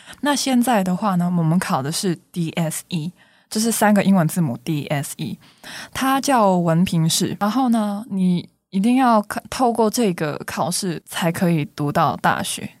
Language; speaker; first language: Chinese; non-native, local second language; Cantonese